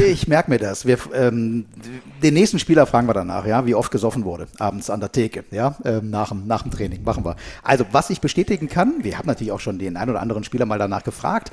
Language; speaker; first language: German; native; German